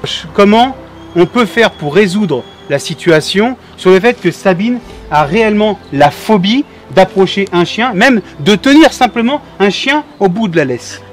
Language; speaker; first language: French; native; French